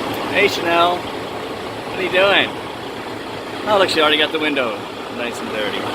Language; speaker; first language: English; native; English